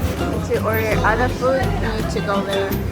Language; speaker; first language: English; non-native, learner; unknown